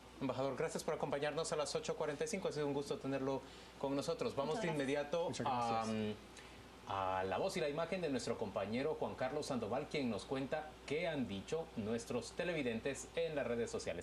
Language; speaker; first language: Spanish; native; Spanish